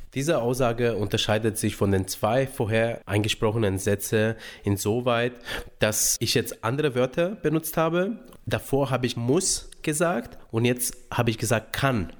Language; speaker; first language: German; early bilingual, other home language; Romanian